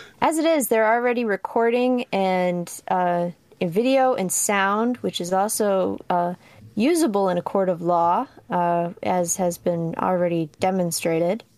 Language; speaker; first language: English; native; English